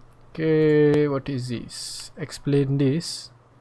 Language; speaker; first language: English; non-native, local second language; Malay